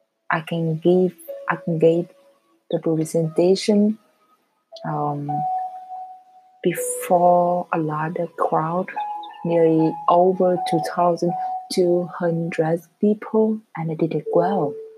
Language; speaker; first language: English; non-native, learner; Vietnamese